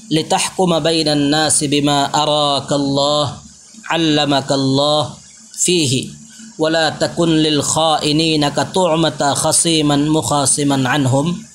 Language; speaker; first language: Urdu; native; Urdu